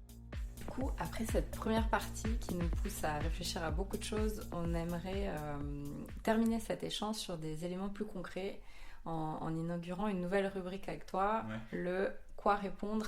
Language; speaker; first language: French; native; French